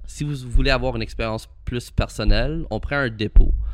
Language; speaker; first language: French; early bilingual, heritage; French